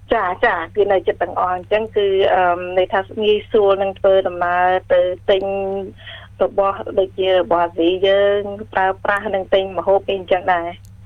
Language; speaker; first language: Khmer; early bilingual, heritage; Khmer